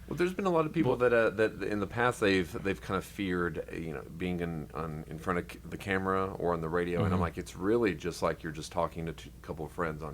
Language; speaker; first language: English; native; English